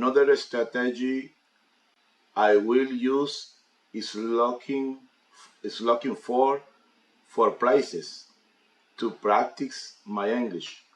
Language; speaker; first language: English; non-native, learner; Spanish